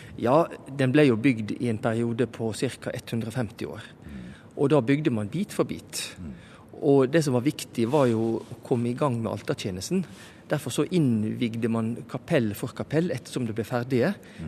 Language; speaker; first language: Norwegian; native; Norwegian